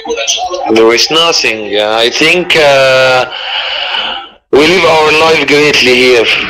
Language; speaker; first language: English; non-native, learner; Arabic